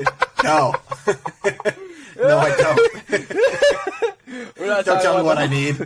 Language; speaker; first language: English; native; English